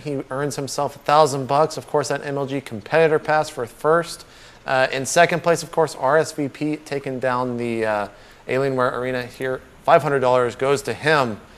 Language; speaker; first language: English; native; English